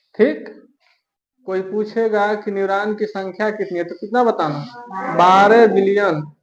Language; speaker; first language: Hindi; native; Hindi